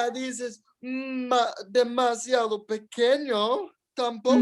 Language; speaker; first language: Spanish; non-native, learner; English